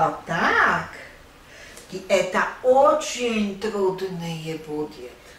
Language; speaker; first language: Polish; non-native, learner; Russian